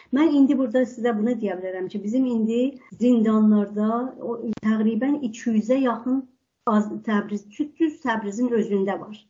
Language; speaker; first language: Azerbaijani; native; Azerbaijani